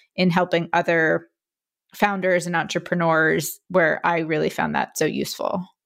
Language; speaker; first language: English; native; English